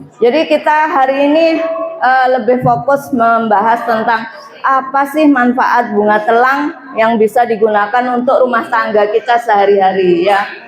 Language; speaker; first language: Indonesian; non-native, local second language; Javanese